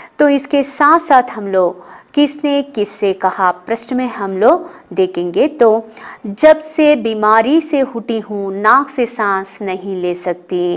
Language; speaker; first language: Hindi; non-native, local second language; Kannada